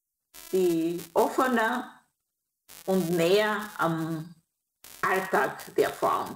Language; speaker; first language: German; non-native, fluent; Kinyarwanda